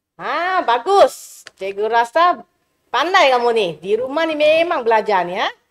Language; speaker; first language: Malay; non-native, local second language; Chinese